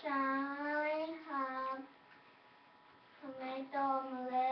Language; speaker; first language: English; non-native, learner; Japanese